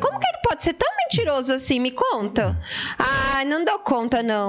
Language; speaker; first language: Portuguese; native; Portuguese